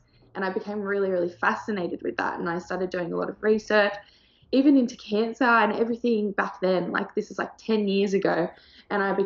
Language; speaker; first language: English; native; English